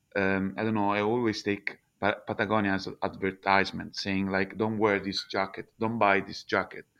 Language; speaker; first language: English; non-native, fluent; Italian